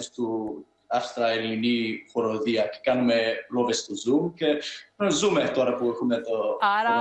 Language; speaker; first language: Greek; early bilingual, heritage; Greek